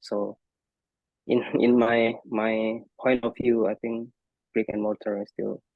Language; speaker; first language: English; non-native, fluent; Indonesian